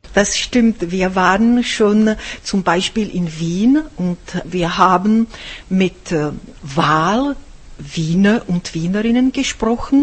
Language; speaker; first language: German; non-native, fluent; Czech